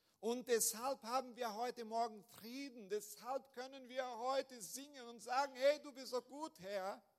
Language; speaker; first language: German; non-native, fluent; Portuguese